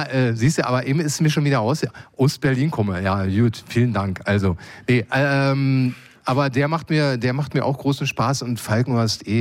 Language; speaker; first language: German; native; German